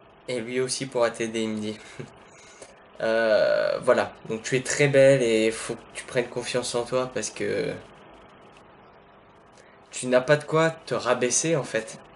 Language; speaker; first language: French; native; French